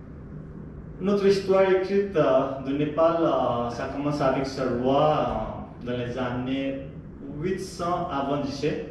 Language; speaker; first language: French; non-native, fluent; Nepali